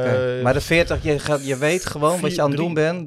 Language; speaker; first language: Dutch; native; Dutch